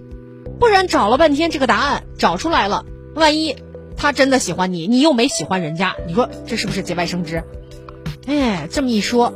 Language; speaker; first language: Chinese; native; Chinese